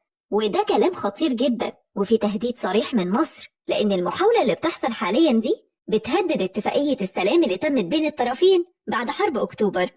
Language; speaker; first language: Arabic; native; Arabic